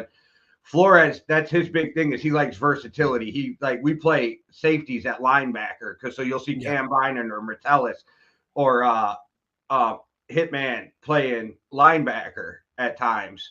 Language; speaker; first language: English; native; English